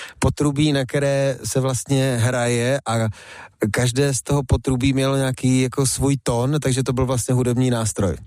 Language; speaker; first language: Czech; early bilingual, other home language; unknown